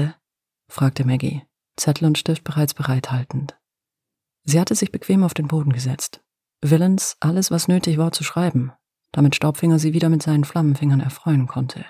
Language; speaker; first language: German; native; German